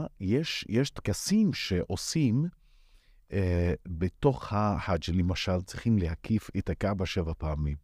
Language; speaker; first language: Hebrew; non-native, local second language; Arabic